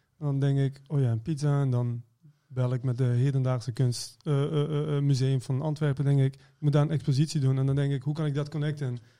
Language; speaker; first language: Dutch; early bilingual, other home language; Persian